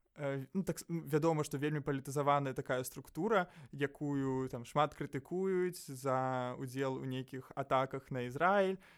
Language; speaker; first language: Belarusian; native; Belarusian